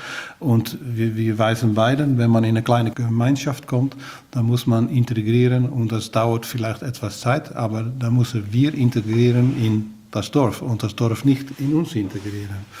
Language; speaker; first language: German; non-native, learner; Dutch